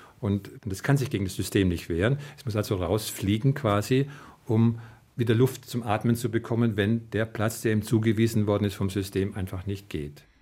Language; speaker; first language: German; native; German